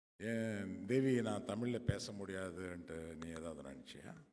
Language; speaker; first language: Tamil; non-native, local second language; Telugu